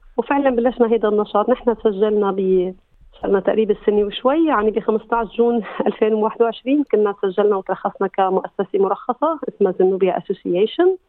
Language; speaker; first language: Arabic; native; Arabic